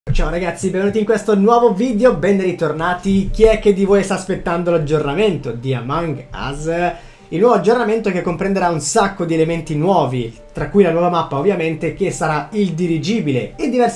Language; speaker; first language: Italian; native; Italian